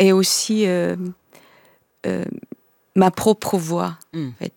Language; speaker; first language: French; non-native, fluent; Korean